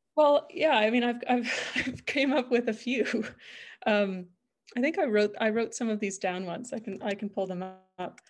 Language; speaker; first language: English; native; English